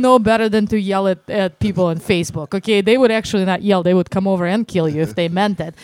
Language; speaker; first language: English; non-native, fluent; Russian